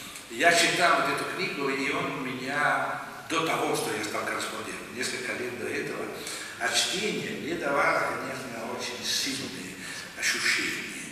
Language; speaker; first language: Russian; non-native, fluent; Italian